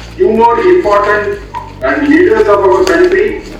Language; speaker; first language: English; non-native, local second language; Hindi